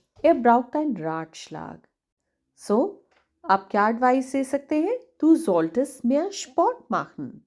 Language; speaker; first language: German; non-native, fluent; Hindi